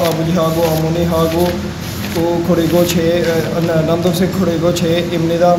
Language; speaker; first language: Korean; non-native, learner; Punjabi